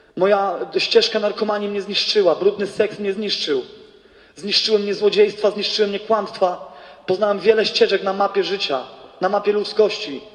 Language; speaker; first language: Polish; native; Polish